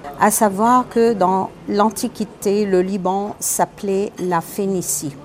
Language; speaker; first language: French; non-native, local second language; Arabic